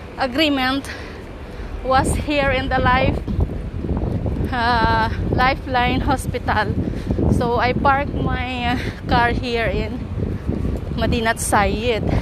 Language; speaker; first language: English; non-native, learner; Filipino